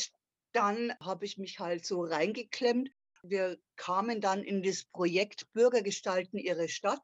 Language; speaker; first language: German; native; German